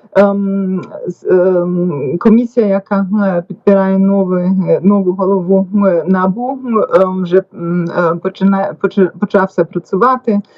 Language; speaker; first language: Ukrainian; non-native, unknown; German